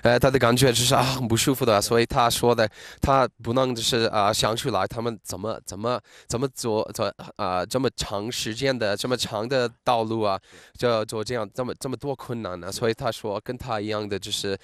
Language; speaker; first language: Chinese; non-native, fluent; English